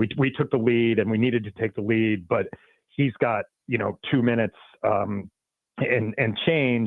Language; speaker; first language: English; native; English